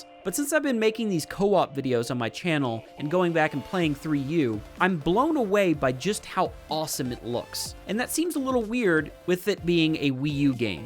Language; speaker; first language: English; native; English